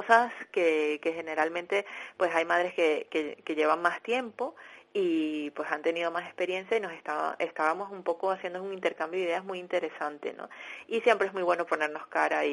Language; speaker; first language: Spanish; native; Spanish